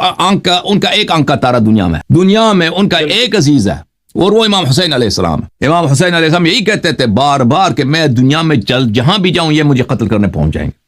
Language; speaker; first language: Urdu; non-native, fluent; Persian